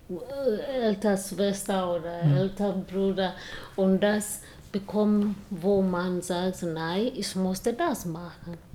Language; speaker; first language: German; non-native, learner; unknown